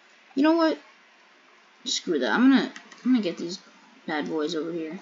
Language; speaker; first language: English; native; English